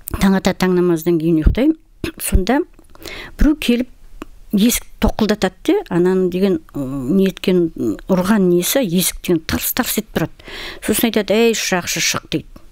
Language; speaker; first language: Kazakh; non-native, local second language; Russian